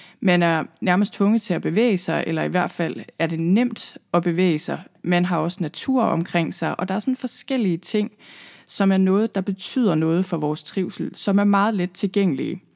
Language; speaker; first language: Danish; native; Danish